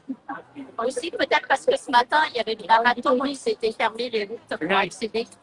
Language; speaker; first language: French; early bilingual, other home language; Vietnamese